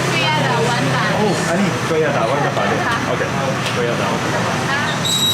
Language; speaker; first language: Thai; non-native, fluent; English